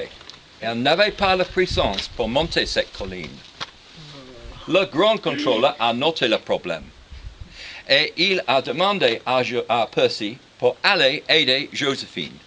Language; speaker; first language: French; non-native, learner; English